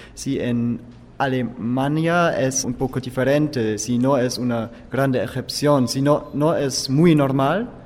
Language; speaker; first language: Spanish; non-native, learner; German